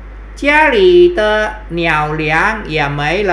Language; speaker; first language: Chinese; non-native, fluent; Thai